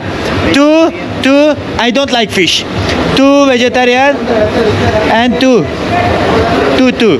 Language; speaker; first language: English; non-native, learner; Turkish